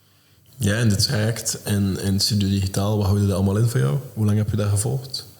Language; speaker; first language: Dutch; native; Dutch